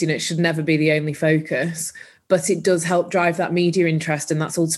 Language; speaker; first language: English; native; English